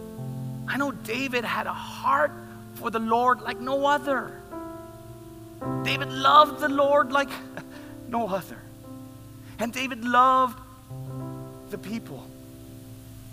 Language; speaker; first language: English; native; English